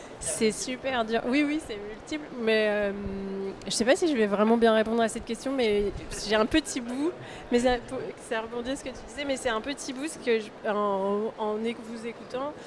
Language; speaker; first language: French; early bilingual, other home language; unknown